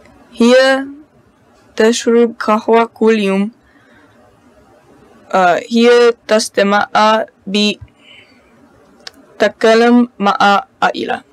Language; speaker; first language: Arabic; non-native, learner; English